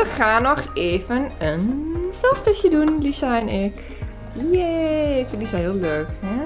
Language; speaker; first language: Dutch; native; Dutch